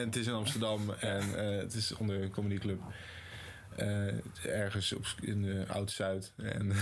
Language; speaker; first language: Dutch; native; Dutch